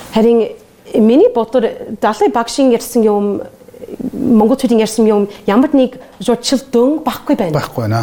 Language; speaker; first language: Mongolian; non-native, learner; English